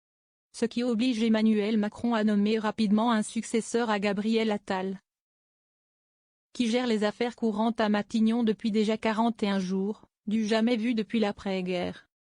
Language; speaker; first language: French; native; French